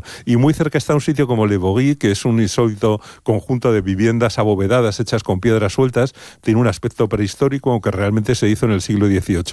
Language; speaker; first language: Spanish; native; Spanish